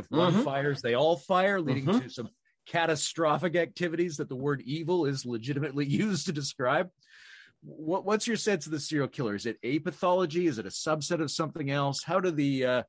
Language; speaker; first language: English; native; English